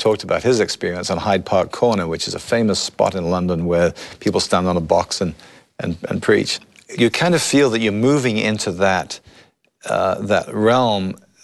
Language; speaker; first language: English; native; English